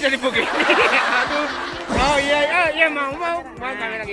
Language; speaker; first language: Indonesian; early bilingual, other home language; Japanese